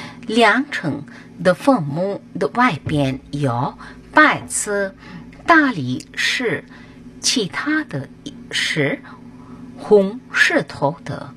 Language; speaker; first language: Chinese; non-native, learner; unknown